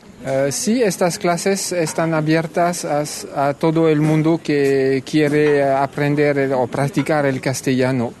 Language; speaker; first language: Spanish; non-native, fluent; French